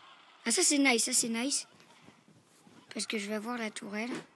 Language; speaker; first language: French; native; French